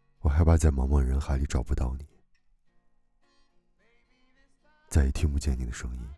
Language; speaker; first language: Chinese; native; Chinese